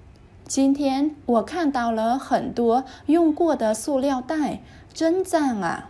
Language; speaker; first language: Chinese; non-native, learner; Vietnamese